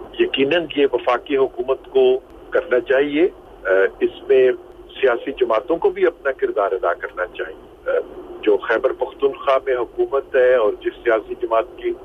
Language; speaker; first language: Urdu; non-native, local second language; Punjabi